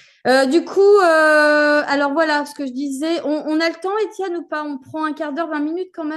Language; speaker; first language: French; native; French